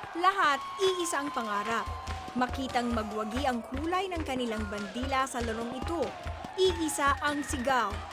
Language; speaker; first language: Filipino; native; Filipino